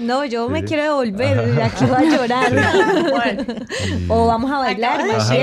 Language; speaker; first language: Spanish; native; Spanish